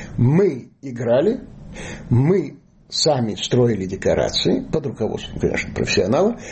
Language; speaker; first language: Russian; native; Russian